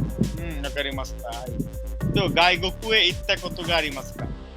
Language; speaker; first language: Japanese; non-native, fluent; Bangla